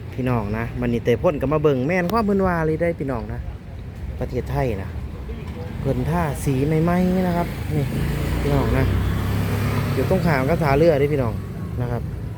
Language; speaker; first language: Thai; native; Thai